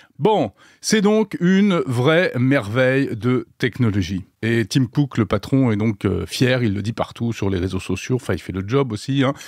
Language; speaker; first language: French; native; French